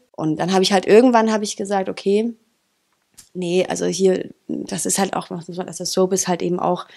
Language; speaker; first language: German; non-native, fluent; Danish